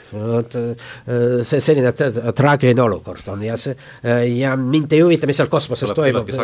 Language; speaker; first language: Estonian; non-native, local second language; Russian